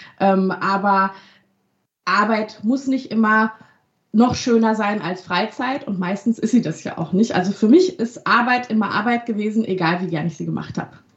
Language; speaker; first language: German; early bilingual, other home language; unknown